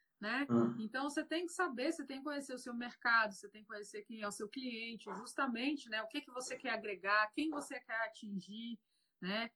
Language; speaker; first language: Portuguese; native; Portuguese